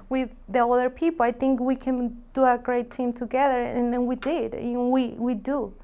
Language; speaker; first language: English; non-native, fluent; Spanish